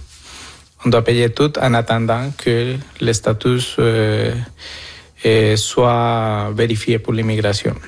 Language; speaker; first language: French; non-native, fluent; Spanish